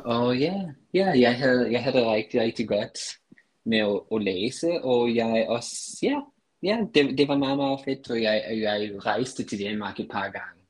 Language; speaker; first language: Danish; non-native, fluent; English